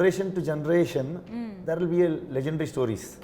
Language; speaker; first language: Telugu; non-native, learner; Kannada